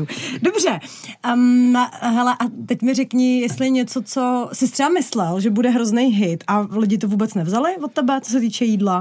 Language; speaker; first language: Czech; native; Czech